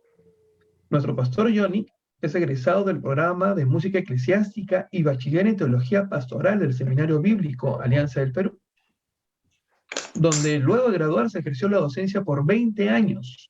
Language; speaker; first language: Spanish; native; Spanish